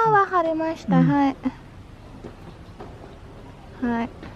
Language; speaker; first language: Japanese; non-native, learner; Filipino